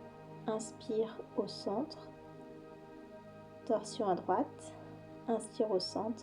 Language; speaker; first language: French; native; French